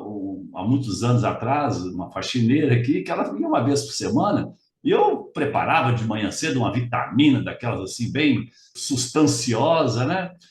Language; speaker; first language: Portuguese; native; Portuguese